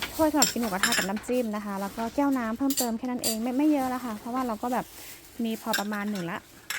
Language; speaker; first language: Thai; non-native, local second language; S'gaw Karen